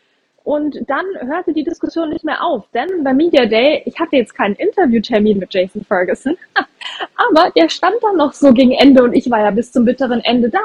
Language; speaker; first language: German; native; German